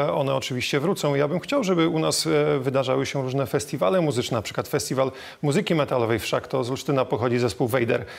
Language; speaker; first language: Polish; native; Polish